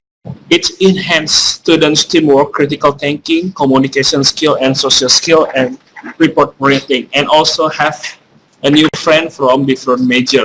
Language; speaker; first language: English; non-native, fluent; Indonesian